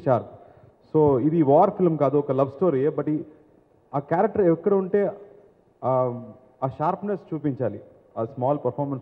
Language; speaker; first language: Telugu; non-native, learner; Tamil